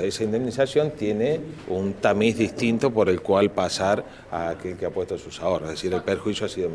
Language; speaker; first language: Spanish; native; Spanish